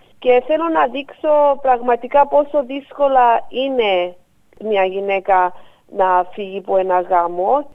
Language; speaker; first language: Greek; early bilingual, heritage; Greek